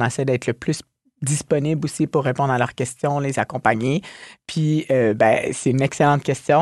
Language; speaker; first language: French; native; French